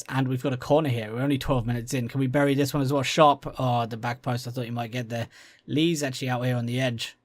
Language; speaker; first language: English; native; English